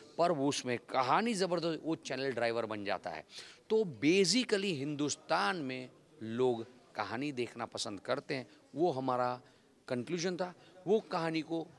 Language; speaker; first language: Hindi; non-native, local second language; Gujarati